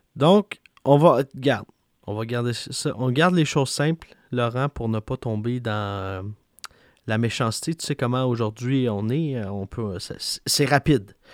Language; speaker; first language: French; native; French